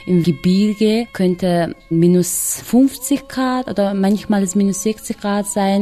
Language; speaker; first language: German; non-native, fluent; Mongolian